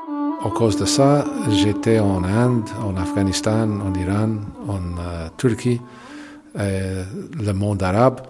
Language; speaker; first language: French; non-native, learner; English